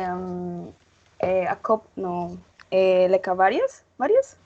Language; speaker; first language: English; non-native, learner; Spanish